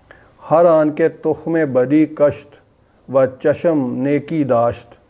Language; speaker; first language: Persian; non-native, fluent; Urdu